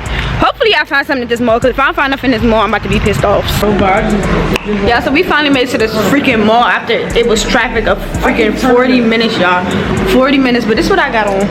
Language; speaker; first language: English; native; English